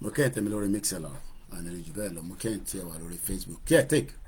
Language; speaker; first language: English; non-native, local second language; Yoruba